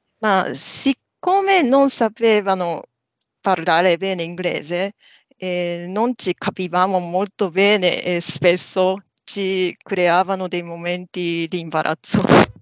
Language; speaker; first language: Italian; non-native, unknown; Japanese